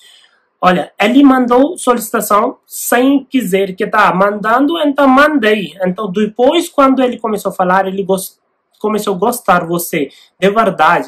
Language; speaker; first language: Portuguese; non-native, learner; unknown